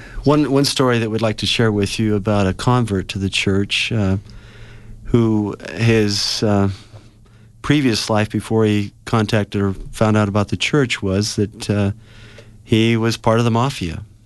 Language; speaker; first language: English; native; English